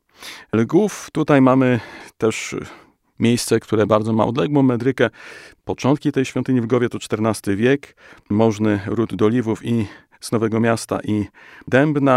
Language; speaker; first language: Polish; native; Polish